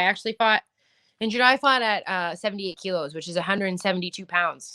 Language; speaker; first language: English; native; English